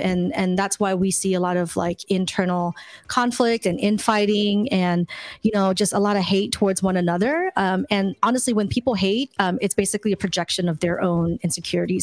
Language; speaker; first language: English; early bilingual, other home language; Khmer